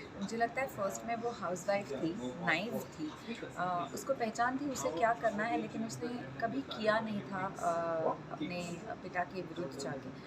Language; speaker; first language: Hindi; non-native, local second language; Marathi